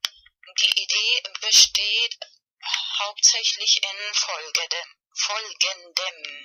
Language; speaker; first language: German; non-native, fluent; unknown